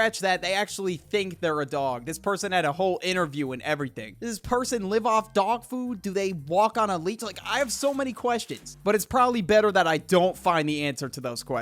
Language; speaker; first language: English; native; English